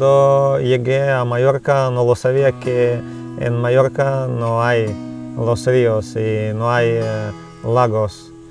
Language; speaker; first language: Spanish; non-native, learner; Russian